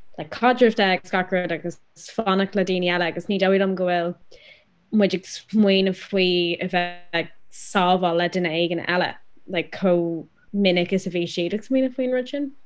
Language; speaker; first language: Irish; non-native, local second language; English